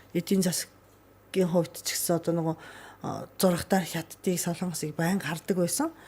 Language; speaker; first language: Mongolian; non-native, fluent; Japanese